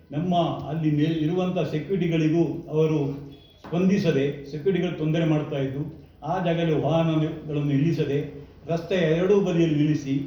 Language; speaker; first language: Kannada; non-native, local second language; Kodava